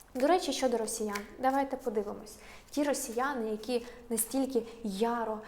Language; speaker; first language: Ukrainian; non-native, local second language; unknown